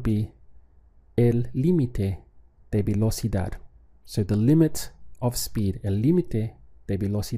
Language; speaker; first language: Spanish; non-native, fluent; English